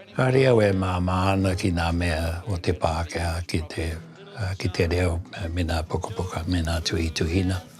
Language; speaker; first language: Māori; native; Māori